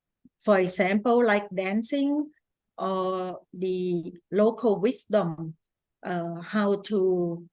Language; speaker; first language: English; non-native, fluent; Thai